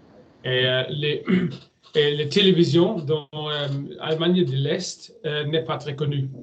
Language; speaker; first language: French; non-native, learner; German